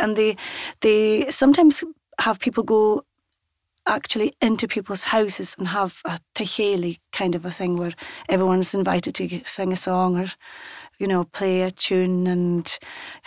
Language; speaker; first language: English; non-native, local second language; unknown